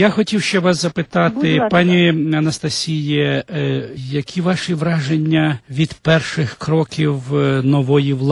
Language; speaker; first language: Ukrainian; native; Ukrainian